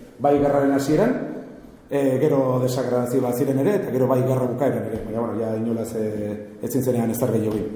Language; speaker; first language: Basque; native; Basque